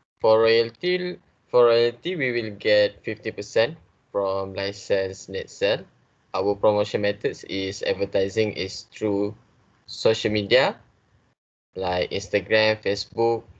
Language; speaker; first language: English; non-native, learner; Malay